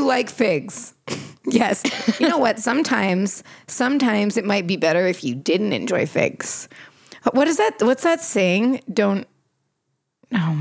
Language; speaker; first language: English; non-native, fluent; Portuguese